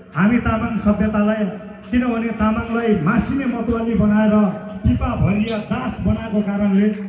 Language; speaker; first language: Nepali; non-native, local second language; Eastern Tamang